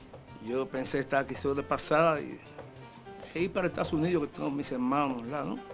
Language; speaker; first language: Portuguese; non-native, fluent; Spanish